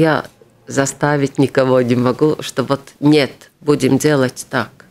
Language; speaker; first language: Russian; non-native, local second language; Latvian